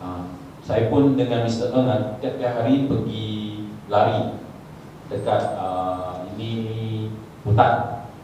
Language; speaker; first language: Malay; non-native, local second language; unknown